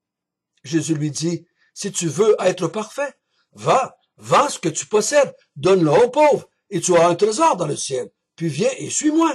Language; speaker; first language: French; native; French